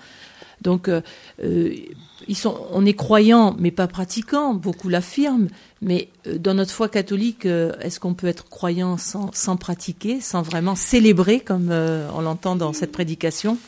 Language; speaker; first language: French; native; French